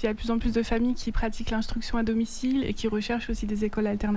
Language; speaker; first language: French; native; French